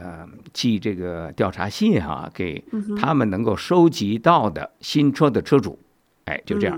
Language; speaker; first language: Chinese; native; Chinese